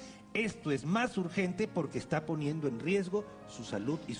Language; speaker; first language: Spanish; native; Spanish